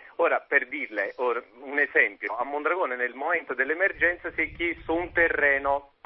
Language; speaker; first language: Italian; native; Italian